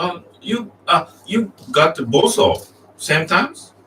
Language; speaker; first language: English; non-native, learner; Japanese